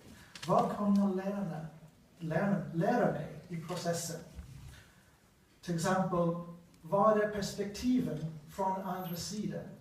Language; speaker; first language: Swedish; non-native, learner; English